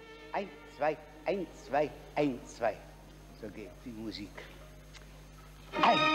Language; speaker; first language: German; non-native, fluent; Russian